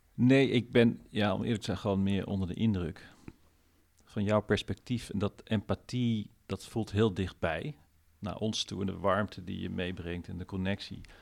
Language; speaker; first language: Dutch; native; Dutch